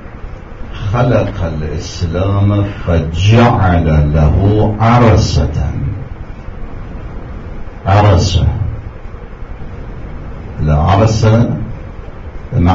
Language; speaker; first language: Arabic; non-native, fluent; Persian